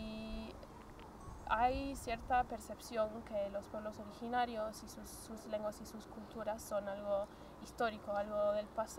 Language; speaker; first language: Spanish; non-native, fluent; English